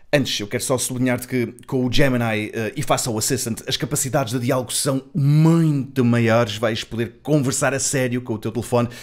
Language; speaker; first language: Portuguese; native; Portuguese